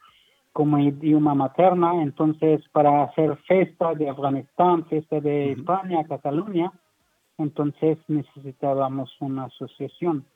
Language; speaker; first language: Spanish; non-native, learner; Persian